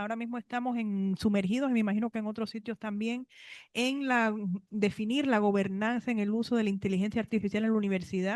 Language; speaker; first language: Spanish; native; Spanish